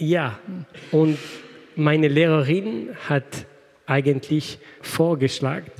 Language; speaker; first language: German; non-native, fluent; French